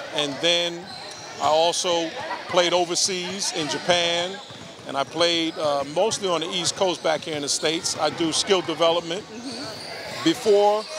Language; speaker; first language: English; native; English